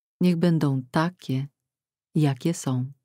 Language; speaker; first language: Polish; native; Polish